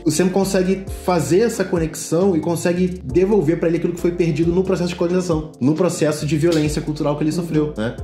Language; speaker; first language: Portuguese; native; Portuguese